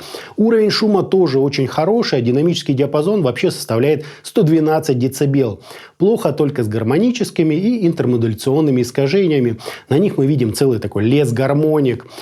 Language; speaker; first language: Russian; native; Russian